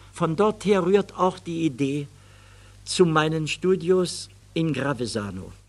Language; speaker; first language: German; native; German